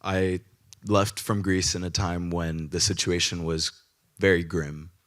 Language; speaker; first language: English; early bilingual, other home language; Greek